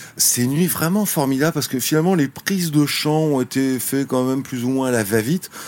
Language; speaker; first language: French; native; French